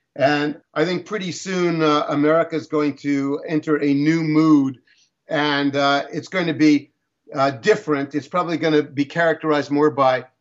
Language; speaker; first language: English; native; English